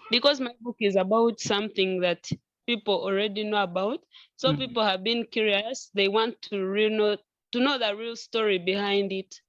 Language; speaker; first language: English; non-native, local second language; Nyankole